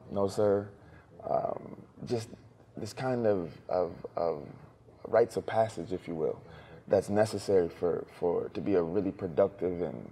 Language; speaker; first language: English; native; English